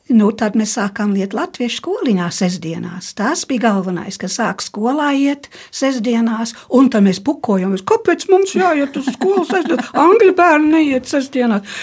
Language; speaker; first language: Latvian; early bilingual, heritage; Latvian